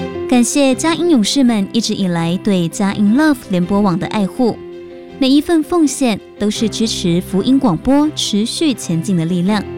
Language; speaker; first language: Chinese; native; Chinese